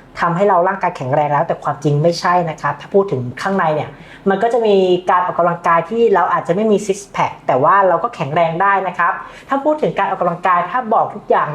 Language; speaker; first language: Thai; native; Thai